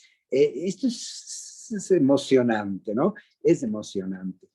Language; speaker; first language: Spanish; native; Spanish